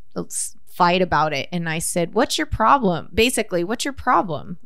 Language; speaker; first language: English; native; English